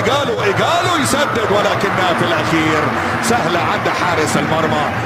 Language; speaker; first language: Arabic; native; Arabic